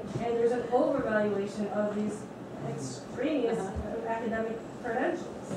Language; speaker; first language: English; native; English